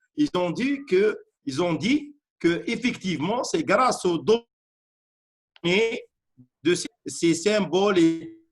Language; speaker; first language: French; non-native, local second language; Arabic